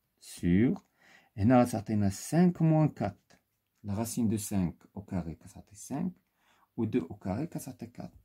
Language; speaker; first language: French; non-native, local second language; Arabic